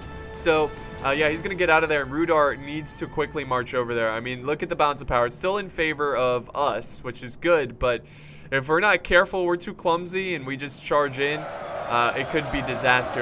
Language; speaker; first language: English; native; English